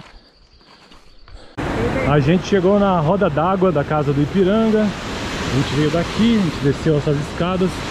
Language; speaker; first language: Portuguese; native; Portuguese